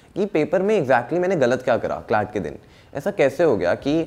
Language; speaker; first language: Hindi; native; Hindi